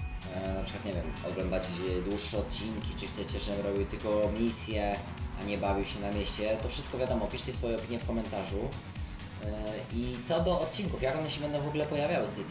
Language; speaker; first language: Polish; native; Polish